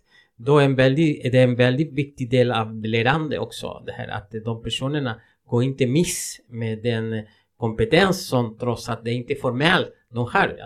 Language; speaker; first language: Swedish; non-native, fluent; Spanish